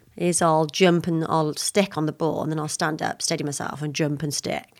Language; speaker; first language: English; native; English